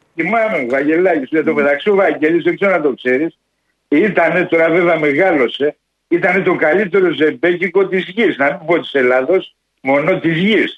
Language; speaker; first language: Greek; native; Greek